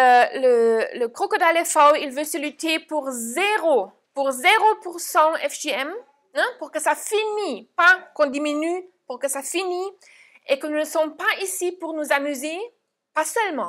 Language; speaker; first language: French; non-native, fluent; German